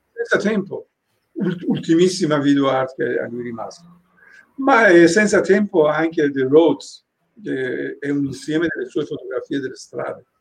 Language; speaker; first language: Italian; non-native, fluent; Persian